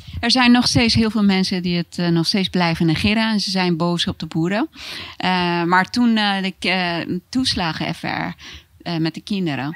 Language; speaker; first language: Dutch; non-native, fluent; Persian